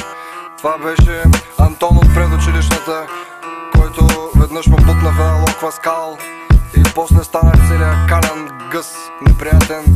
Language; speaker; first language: Bulgarian; native; Bulgarian